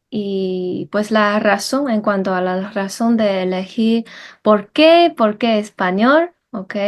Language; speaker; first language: Spanish; non-native, fluent; Chinese